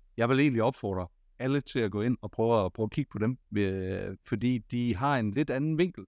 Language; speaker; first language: Danish; native; Danish